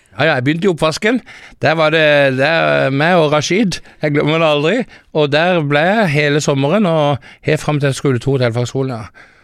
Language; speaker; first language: Norwegian; early bilingual, heritage; Norwegian